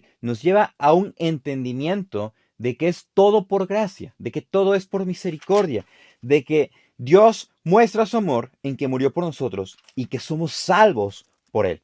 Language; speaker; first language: Spanish; native; Spanish